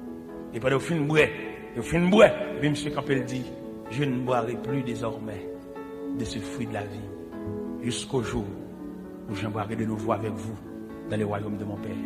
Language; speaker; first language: French; non-native, local second language; Haitian Creole